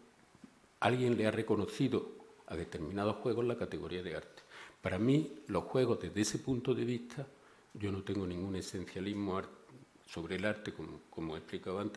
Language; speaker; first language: Spanish; native; Spanish